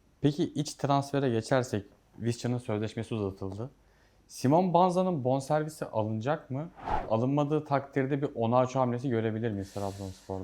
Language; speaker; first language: Turkish; native; Turkish